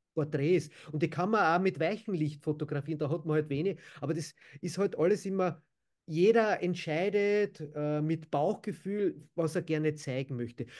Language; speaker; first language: German; native; German